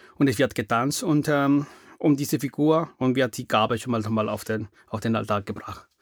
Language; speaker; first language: German; non-native, fluent; Spanish